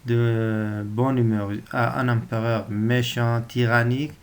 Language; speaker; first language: French; non-native, local second language; Arabic